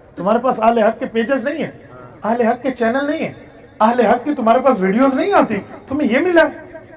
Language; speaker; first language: Urdu; non-native, local second language; Saraiki